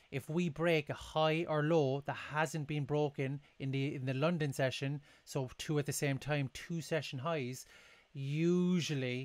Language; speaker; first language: English; native; English